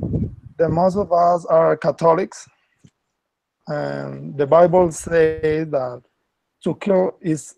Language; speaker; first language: English; non-native, learner; Spanish